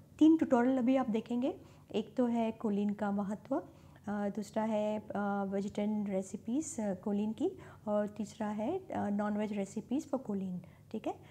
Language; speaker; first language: Hindi; non-native, local second language; Marathi